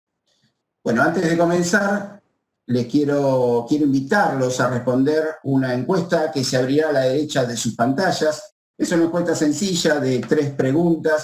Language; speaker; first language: Spanish; native; Spanish